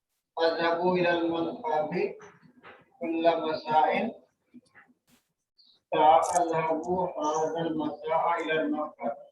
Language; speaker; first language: Arabic; non-native, learner; Urdu